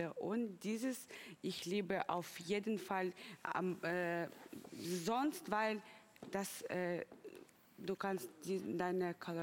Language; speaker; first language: German; non-native, fluent; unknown